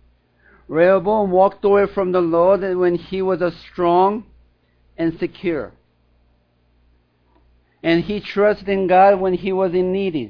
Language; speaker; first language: English; non-native, fluent; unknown